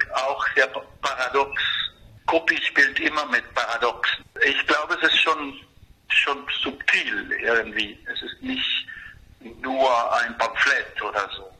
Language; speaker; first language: German; non-native, fluent; Spanish